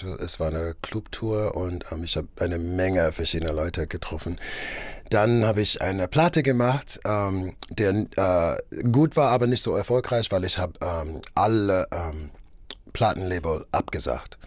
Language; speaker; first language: German; non-native, fluent; English